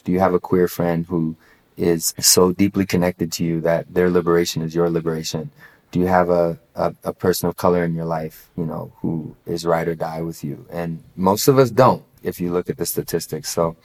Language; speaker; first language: English; native; English